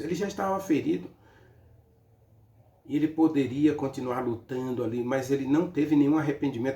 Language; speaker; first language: Portuguese; native; Portuguese